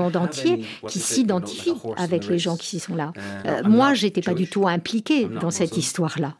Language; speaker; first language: French; non-native, fluent; English